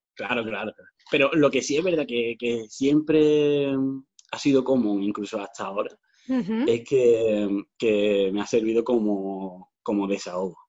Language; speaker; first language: Spanish; native; Spanish